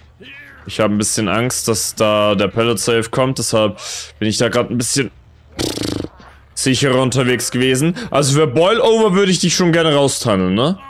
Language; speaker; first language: German; native; German